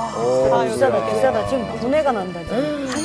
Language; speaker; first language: Korean; native; Korean